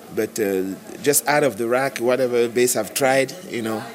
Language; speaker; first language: English; non-native, local second language; French